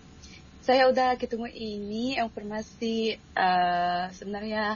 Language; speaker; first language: Indonesian; non-native, fluent; Arabic